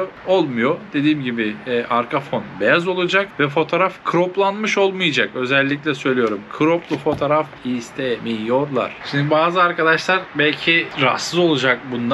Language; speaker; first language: Turkish; native; Turkish